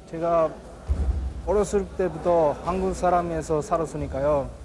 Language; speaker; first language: Korean; early bilingual, heritage; Japanese